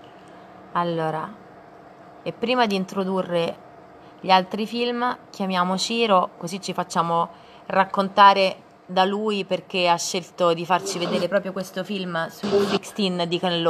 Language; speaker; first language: Italian; native; Italian